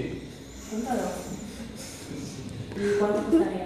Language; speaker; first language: Spanish; non-native, learner; Galician